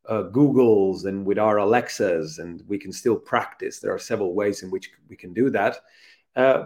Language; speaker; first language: English; non-native, fluent; Italian